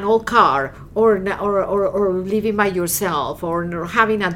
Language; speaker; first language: English; non-native, fluent; Spanish